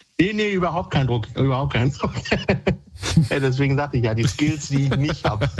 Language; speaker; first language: German; native; German